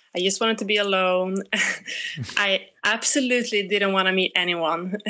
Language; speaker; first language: English; non-native, fluent; Swedish